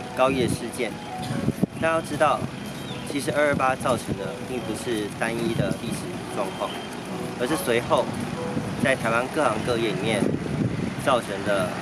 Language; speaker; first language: Chinese; native; Chinese